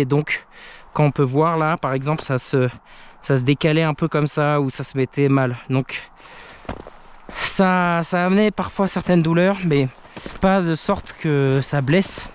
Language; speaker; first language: French; native; French